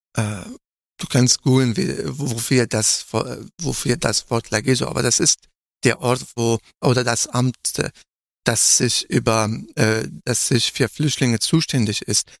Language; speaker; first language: German; non-native, fluent; Arabic